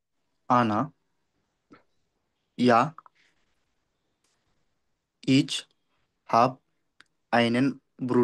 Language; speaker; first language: German; non-native, learner; Marathi